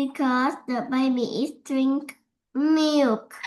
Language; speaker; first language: English; non-native, learner; Vietnamese